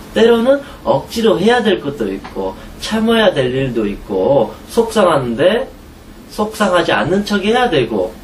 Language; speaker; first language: Korean; native; Korean